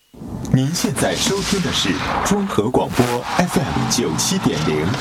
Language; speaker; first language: Chinese; native; Chinese